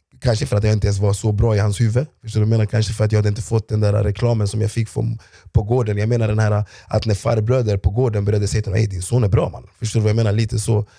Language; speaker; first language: Swedish; early bilingual, other home language; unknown